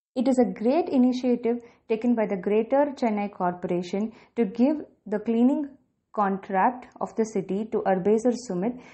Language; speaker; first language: English; non-native, local second language; Tamil